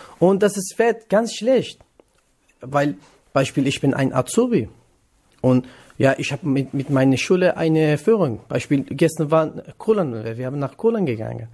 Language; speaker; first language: German; non-native, learner; Kurdish